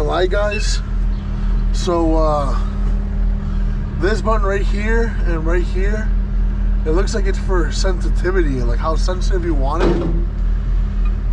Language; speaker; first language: English; early bilingual, other home language; Spanish